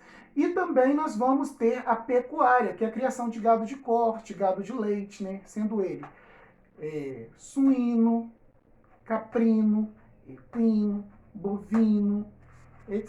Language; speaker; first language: Portuguese; native; Portuguese